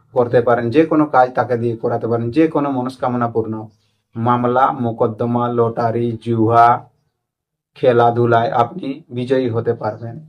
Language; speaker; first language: Bangla; non-native, local second language; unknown